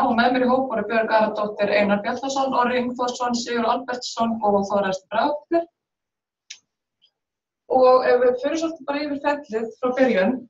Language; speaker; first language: Icelandic; native; Icelandic